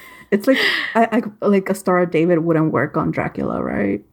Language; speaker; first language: English; native; English